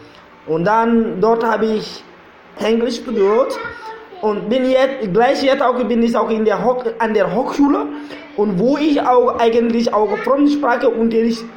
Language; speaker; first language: German; non-native, learner; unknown